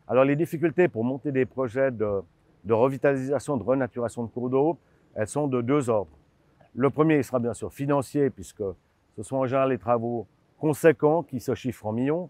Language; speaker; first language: French; native; French